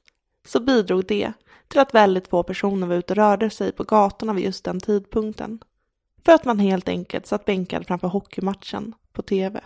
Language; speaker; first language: Swedish; native; Swedish